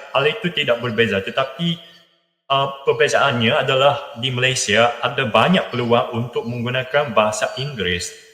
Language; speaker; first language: Malay; non-native, fluent; Japanese